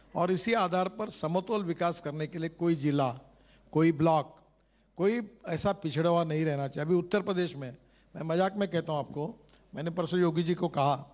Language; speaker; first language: Hindi; non-native, local second language; Marathi